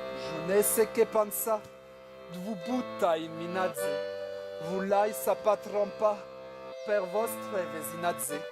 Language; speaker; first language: French; native; French